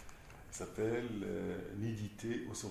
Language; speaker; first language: French; non-native, local second language; Arabic